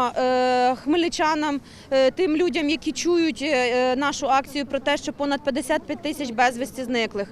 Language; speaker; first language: Ukrainian; native; Ukrainian